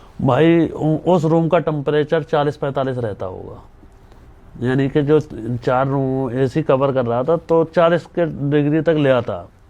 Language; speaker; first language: Hindi; native; Hindi